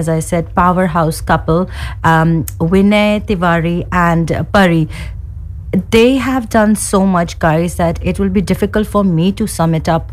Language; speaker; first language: English; non-native, local second language; Hindi